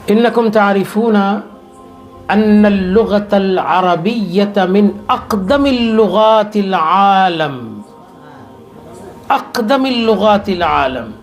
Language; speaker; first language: Arabic; non-native, learner; Urdu